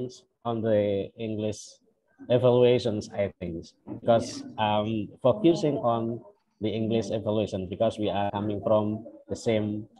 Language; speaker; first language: English; non-native, fluent; Indonesian